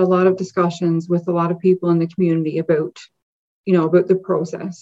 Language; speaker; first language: English; native; English